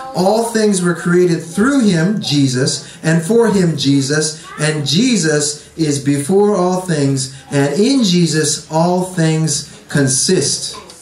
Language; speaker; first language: English; native; English